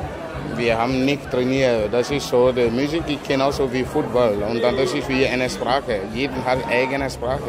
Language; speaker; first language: German; non-native, learner; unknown